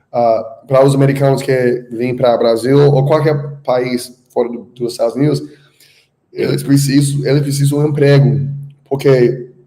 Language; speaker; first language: Portuguese; non-native, learner; English